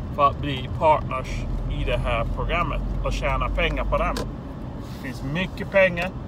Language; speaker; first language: Swedish; non-native, fluent; English